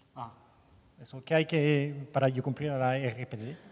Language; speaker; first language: Spanish; non-native, learner; French